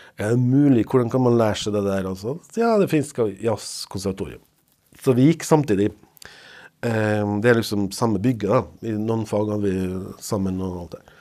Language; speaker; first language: Norwegian; non-native, fluent; Serbian